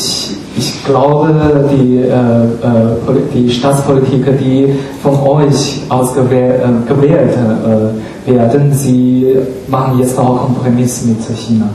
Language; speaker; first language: German; non-native, fluent; Chinese